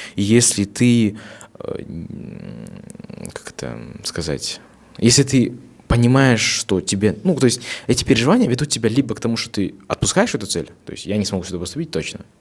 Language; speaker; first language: Russian; non-native, local second language; Kazakh